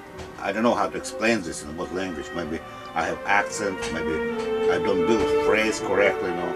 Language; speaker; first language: English; non-native, learner; Russian